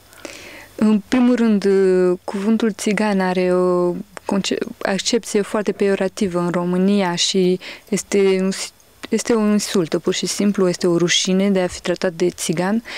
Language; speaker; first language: Romanian; early bilingual, heritage; Romanian